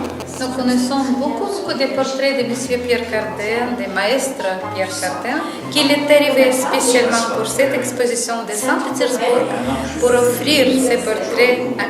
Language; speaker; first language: French; non-native, fluent; Russian